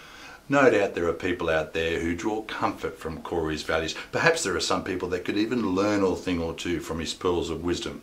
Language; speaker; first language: English; native; English